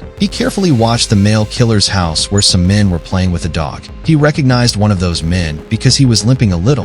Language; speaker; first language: English; non-native, local second language; Hindi